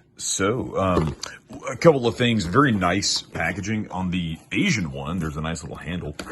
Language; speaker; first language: English; native; English